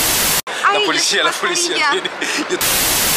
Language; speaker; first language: Spanish; non-native, fluent; French